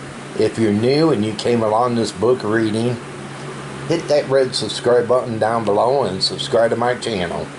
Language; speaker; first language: English; native; English